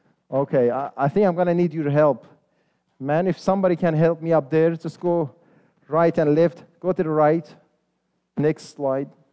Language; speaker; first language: English; non-native, fluent; Persian